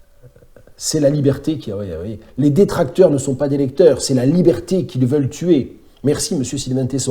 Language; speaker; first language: French; native; French